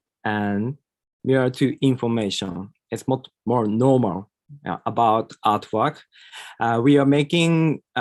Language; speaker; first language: English; non-native, learner; Japanese